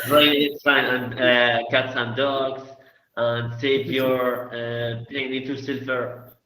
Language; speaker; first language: English; non-native, learner; Arabic